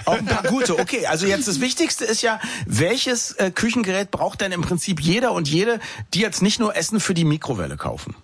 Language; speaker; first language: German; native; German